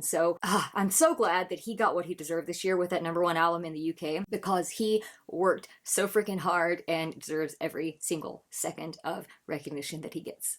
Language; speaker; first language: English; native; English